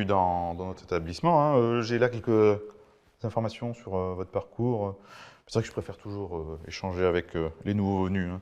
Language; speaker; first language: French; native; French